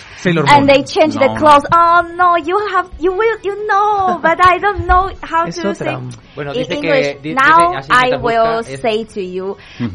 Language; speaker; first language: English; non-native, learner; Chinese